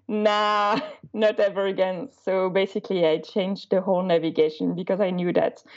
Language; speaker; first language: English; non-native, fluent; Swiss German